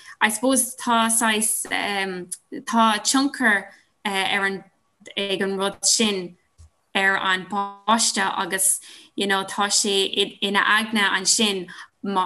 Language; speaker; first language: Irish; non-native, local second language; English